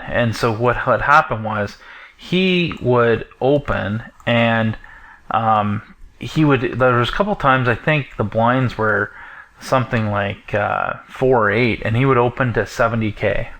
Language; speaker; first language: English; native; English